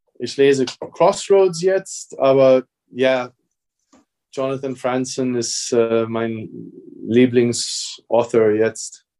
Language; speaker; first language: German; non-native, fluent; English